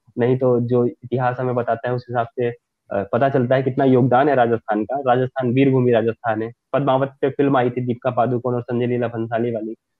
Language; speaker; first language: Hindi; native; Hindi